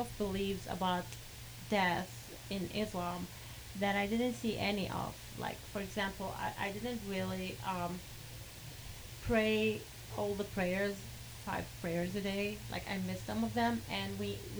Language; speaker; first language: English; non-native, fluent; Arabic